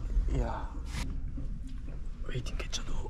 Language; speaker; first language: Korean; native; Korean